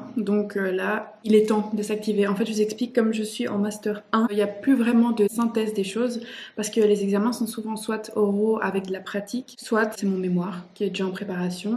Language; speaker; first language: French; native; French